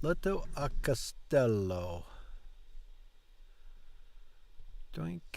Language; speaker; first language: Italian; non-native, learner; English